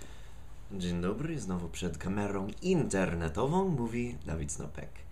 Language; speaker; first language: Polish; non-native, fluent; English